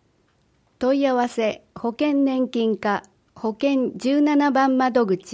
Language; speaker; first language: Japanese; native; Japanese